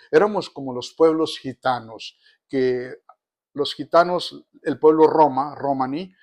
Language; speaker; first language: Spanish; early bilingual, other home language; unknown